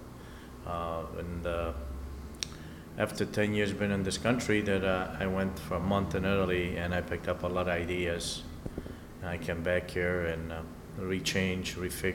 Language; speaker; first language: English; non-native, fluent; Italian